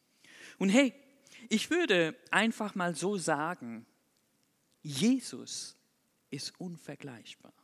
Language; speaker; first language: German; non-native, fluent; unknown